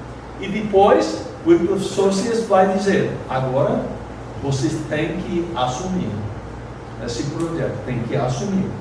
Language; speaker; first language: Portuguese; non-native, fluent; English